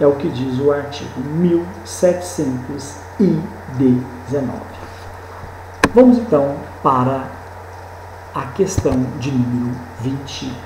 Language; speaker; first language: Portuguese; native; Portuguese